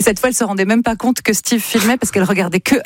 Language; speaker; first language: French; native; French